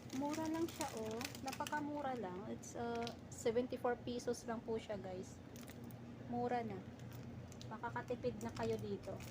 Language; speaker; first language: Filipino; non-native, local second language; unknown